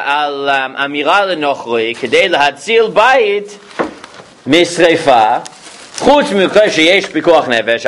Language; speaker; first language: Hebrew; non-native, fluent; English